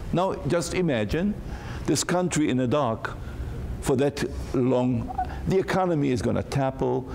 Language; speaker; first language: English; non-native, fluent; Hebrew